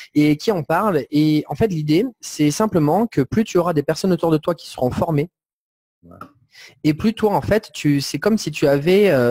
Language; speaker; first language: French; native; French